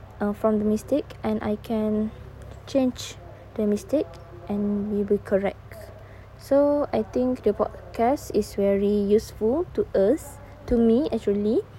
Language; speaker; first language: English; non-native, learner; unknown